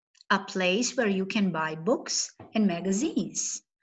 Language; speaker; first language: English; non-native, fluent; Macedonian